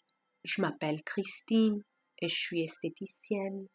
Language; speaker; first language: French; non-native, fluent; Persian